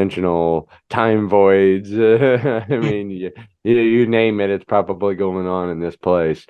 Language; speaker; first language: English; native; English